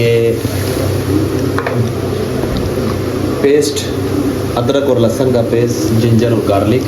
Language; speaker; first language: Urdu; native; Urdu